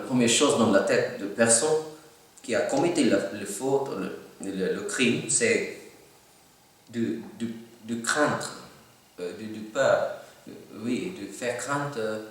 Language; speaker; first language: French; non-native, learner; Filipino